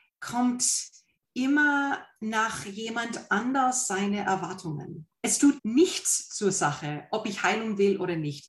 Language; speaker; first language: German; non-native, fluent; English